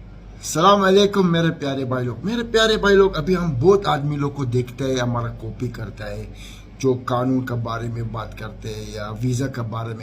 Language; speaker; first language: Hindi; non-native, learner; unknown